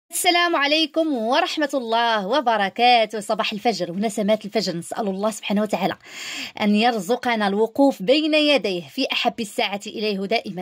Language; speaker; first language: Arabic; native; Arabic